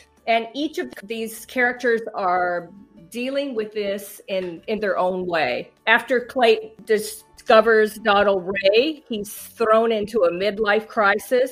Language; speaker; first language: English; native; English